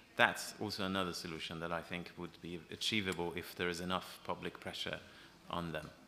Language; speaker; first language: English; non-native, fluent; Persian